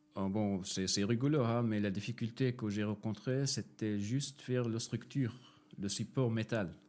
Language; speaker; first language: French; non-native, fluent; Arabic